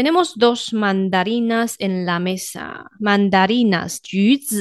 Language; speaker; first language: Spanish; non-native, fluent; Chinese